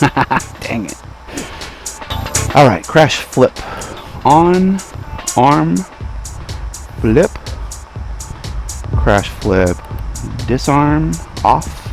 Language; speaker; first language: English; native; English